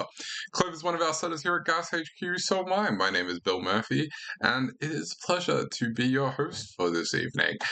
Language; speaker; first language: English; native; English